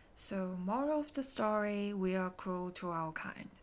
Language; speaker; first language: English; non-native, local second language; Cantonese